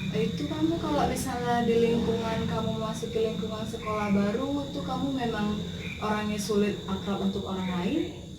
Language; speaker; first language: Indonesian; native; Indonesian